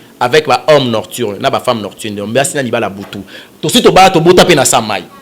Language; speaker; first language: Lingala; native; Lingala